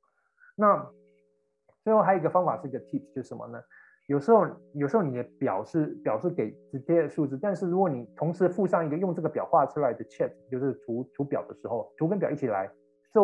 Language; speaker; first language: Chinese; native; Chinese